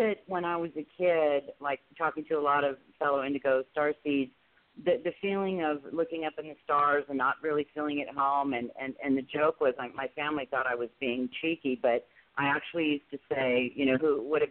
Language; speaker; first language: English; native; English